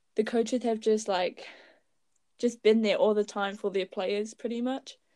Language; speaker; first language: English; native; English